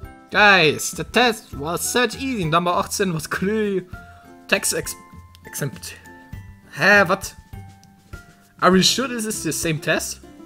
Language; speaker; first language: English; non-native, learner; German